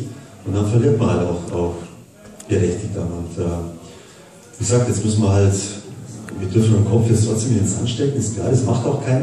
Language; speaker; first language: German; native; German